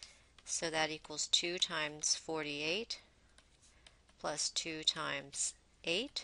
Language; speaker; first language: English; native; English